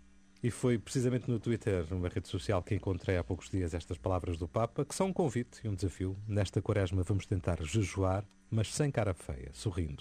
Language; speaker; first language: Portuguese; native; Portuguese